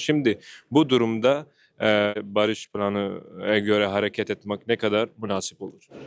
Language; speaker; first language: Turkish; non-native, fluent; Urdu